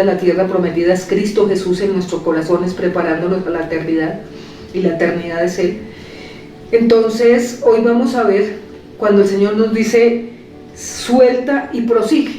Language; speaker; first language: Spanish; native; Spanish